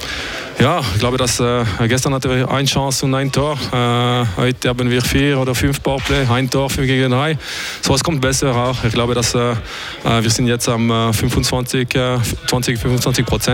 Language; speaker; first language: German; non-native, learner; French